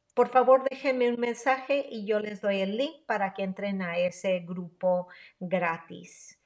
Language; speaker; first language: Spanish; early bilingual, heritage; Spanish